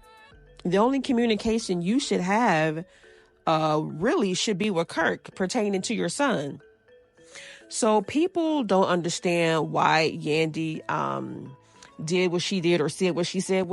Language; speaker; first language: English; native; English